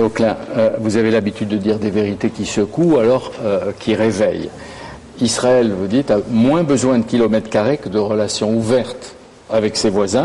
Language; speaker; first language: French; native; French